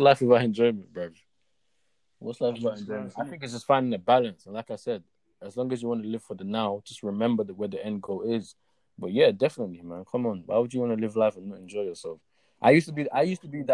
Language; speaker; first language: English; early bilingual, other home language; Yoruba